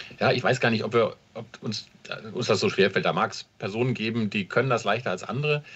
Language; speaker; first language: German; native; German